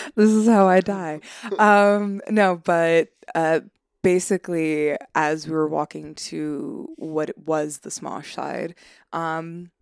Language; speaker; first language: English; native; English